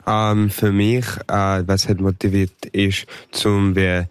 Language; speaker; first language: German; early bilingual, heritage; English